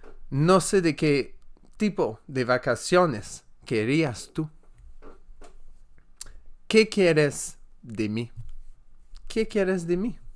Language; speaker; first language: Spanish; non-native, learner; French